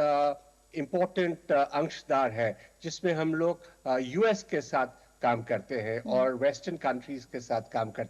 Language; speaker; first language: Hindi; native; Hindi